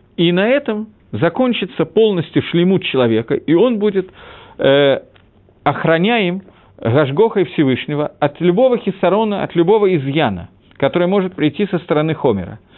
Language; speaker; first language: Russian; early bilingual, heritage; Russian